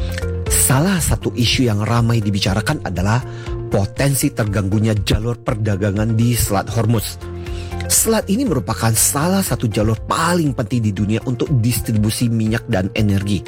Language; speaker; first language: Indonesian; native; Indonesian